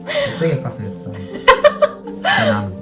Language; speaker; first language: German; non-native, learner; Japanese